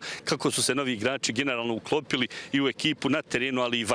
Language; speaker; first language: Bosnian; native; Bosnian